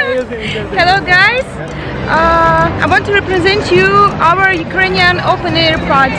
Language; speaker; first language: English; non-native, learner; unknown